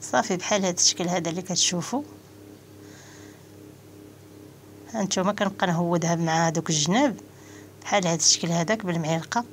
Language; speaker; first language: Arabic; native; Arabic